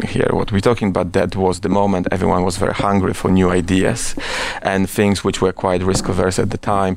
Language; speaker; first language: English; non-native, fluent; Polish